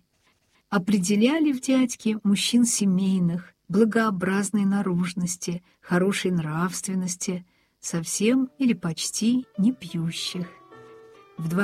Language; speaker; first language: Russian; native; Russian